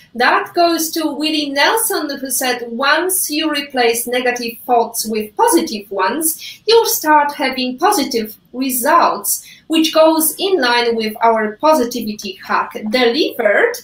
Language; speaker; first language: English; non-native, fluent; Polish